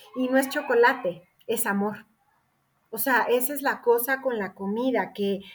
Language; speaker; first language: Spanish; native; Spanish